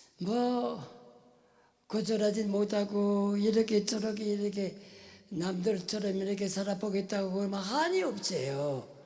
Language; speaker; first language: Korean; non-native, fluent; French